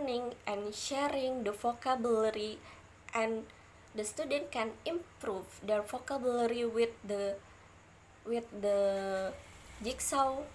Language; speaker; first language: English; non-native, learner; Indonesian